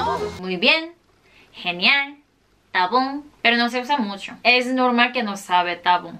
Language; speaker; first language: Spanish; non-native, fluent; Korean